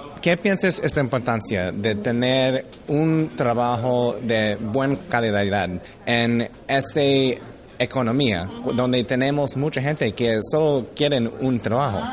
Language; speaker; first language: Spanish; early bilingual, heritage; English